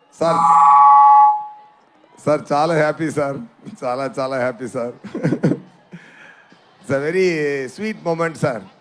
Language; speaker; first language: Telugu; non-native, learner; Tamil